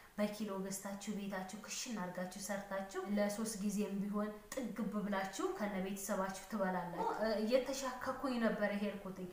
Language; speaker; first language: Amharic; native; Amharic